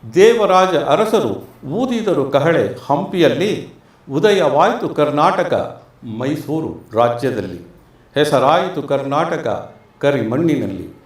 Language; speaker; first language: Kannada; non-native, local second language; Tamil